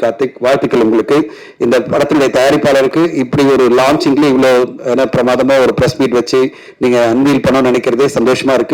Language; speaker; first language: Tamil; native; Tamil